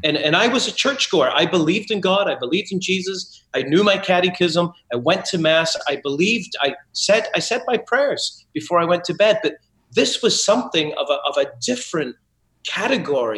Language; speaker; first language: English; native; English